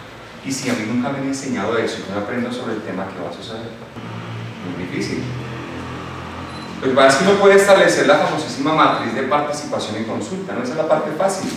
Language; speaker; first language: Spanish; native; Spanish